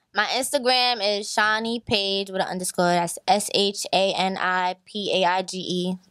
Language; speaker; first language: English; native; English